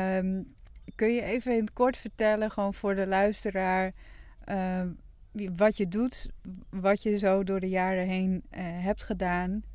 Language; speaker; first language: Dutch; non-native, local second language; Western Frisian